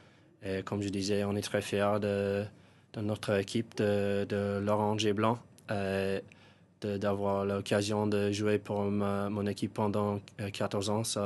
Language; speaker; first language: French; non-native, fluent; English